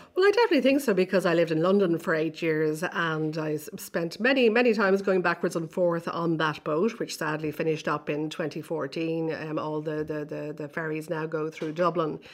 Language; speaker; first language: English; native; English